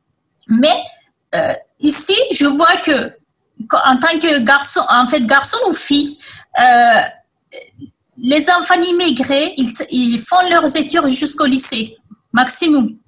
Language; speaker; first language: French; non-native, fluent; Kurdish